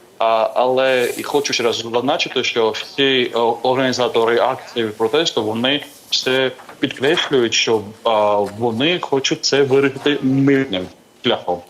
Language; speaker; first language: Ukrainian; non-native, fluent; Georgian